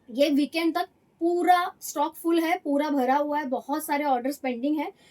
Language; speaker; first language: Hindi; non-native, local second language; Marathi